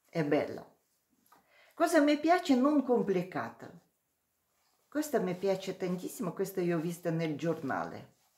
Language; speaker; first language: Italian; non-native, learner; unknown